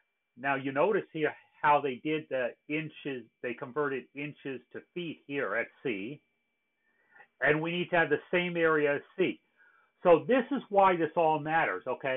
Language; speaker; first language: English; native; English